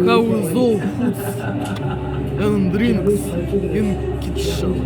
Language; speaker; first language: English; non-native, learner; Russian